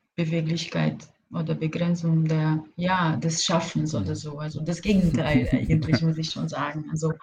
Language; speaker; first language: German; non-native, fluent; Portuguese